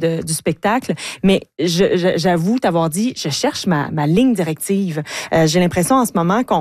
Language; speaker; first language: French; native; French